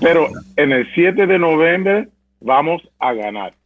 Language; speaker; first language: Spanish; early bilingual, heritage; Spanish